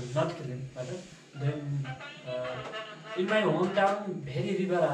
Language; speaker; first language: English; non-native, learner; Nepali